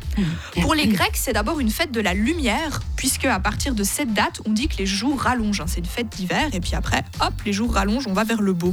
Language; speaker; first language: French; native; French